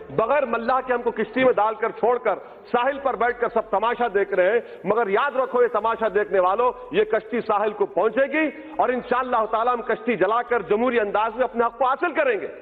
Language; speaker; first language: Urdu; native; Urdu